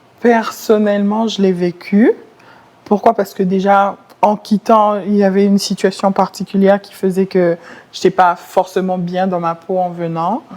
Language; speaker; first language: French; non-native, local second language; Lingala